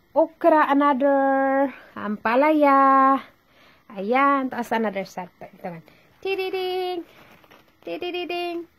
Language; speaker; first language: Filipino; non-native, local second language; Cebuano